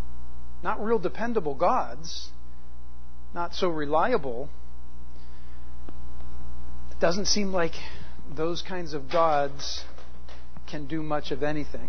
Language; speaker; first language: English; native; English